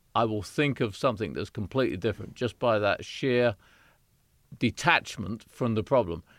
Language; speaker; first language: English; native; English